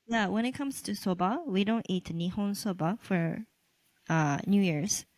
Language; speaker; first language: English; non-native, local second language; Japanese